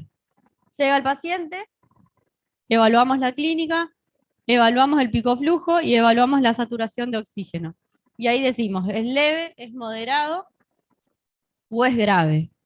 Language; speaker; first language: Spanish; native; Spanish